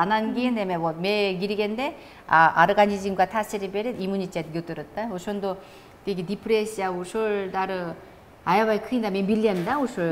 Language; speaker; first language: Kyrgyz; non-native, learner; Korean